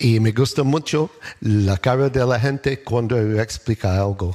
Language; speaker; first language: Spanish; non-native, learner; English